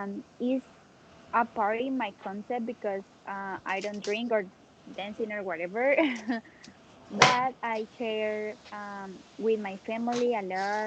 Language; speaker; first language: English; non-native, learner; Spanish